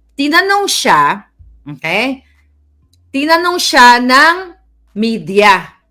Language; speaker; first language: Filipino; native; Filipino